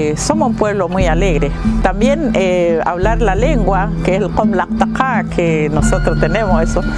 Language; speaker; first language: Spanish; non-native, local second language; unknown